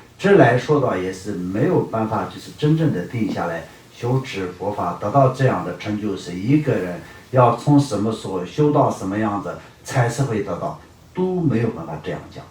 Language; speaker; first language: Chinese; non-native, local second language; Tibetan